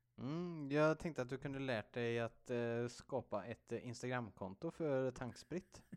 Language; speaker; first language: Swedish; native; Swedish